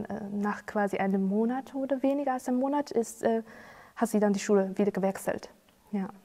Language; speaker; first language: German; non-native, fluent; Chinese